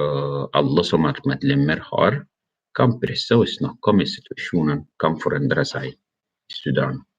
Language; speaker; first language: Norwegian; non-native, learner; Arabic